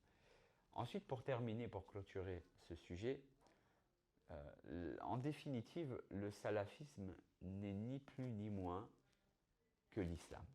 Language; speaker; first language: French; native; French